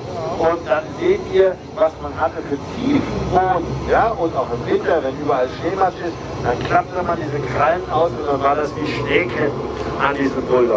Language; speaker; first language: German; native; German